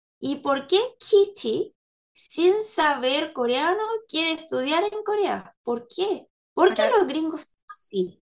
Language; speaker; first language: Spanish; non-native, fluent; Korean